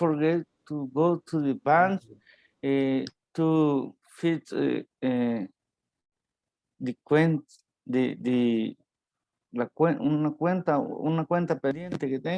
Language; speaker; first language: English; non-native, learner; Spanish